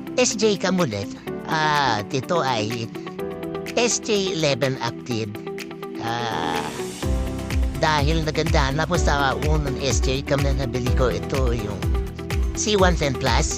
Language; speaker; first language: Filipino; native; Filipino